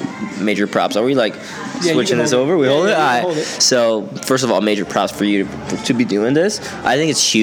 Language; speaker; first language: English; non-native, fluent; Swedish